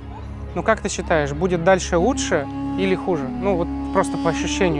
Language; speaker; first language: Russian; native; Russian